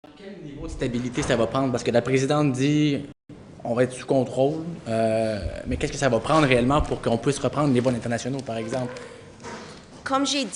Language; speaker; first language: French; native; French